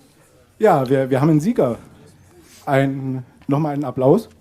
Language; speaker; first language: German; native; German